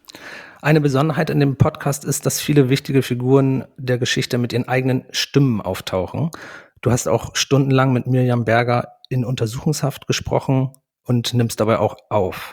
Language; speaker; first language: German; native; German